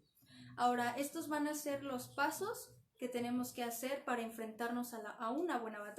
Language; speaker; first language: Spanish; native; Spanish